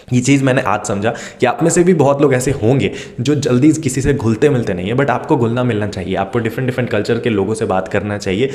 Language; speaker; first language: Hindi; native; Hindi